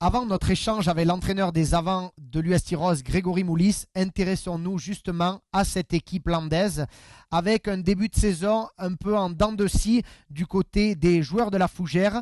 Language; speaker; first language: French; native; French